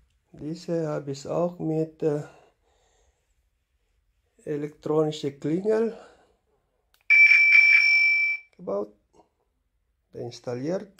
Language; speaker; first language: German; non-native, learner; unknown